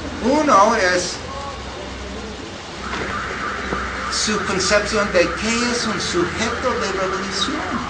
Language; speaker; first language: Spanish; non-native, fluent; English